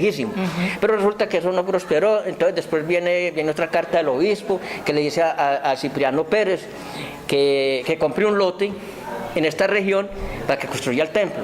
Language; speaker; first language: Spanish; native; Spanish